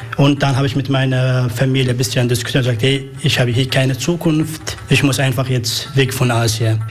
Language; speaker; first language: German; non-native, learner; Arabic